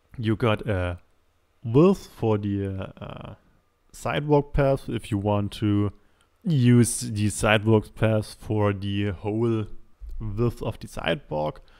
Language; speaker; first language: English; non-native, fluent; German